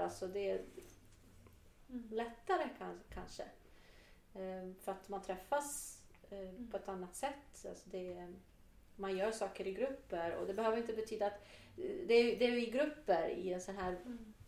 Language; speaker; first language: Swedish; non-native, fluent; Portuguese